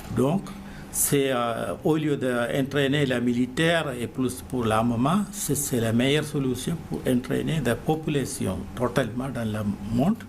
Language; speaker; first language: French; non-native, learner; Malayalam